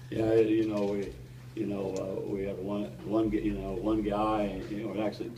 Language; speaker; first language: English; native; English